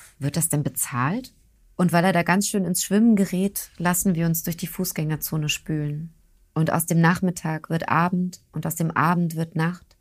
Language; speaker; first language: German; early bilingual, other home language; Turkish